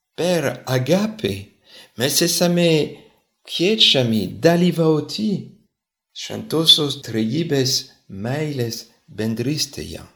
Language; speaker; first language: Lithuanian; non-native, fluent; French